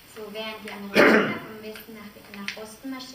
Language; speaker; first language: German; native; German